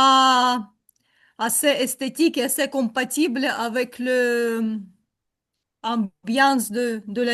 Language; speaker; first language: French; non-native, learner; Ukrainian